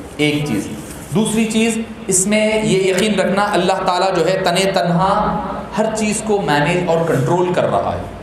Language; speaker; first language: Urdu; native; Urdu